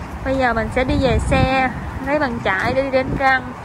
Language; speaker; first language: Vietnamese; native; Vietnamese